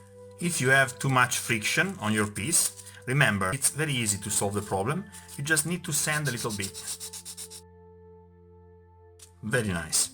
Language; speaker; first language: English; non-native, fluent; Italian